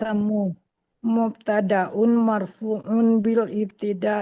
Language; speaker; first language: Arabic; non-native, learner; Indonesian